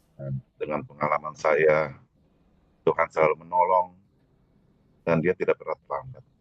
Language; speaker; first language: Indonesian; native; Indonesian